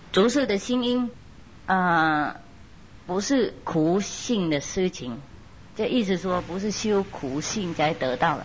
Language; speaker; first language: Chinese; non-native, fluent; Vietnamese